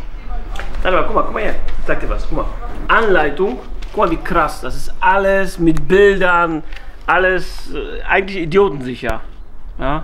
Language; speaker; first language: German; native; German